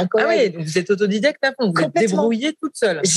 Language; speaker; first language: French; native; French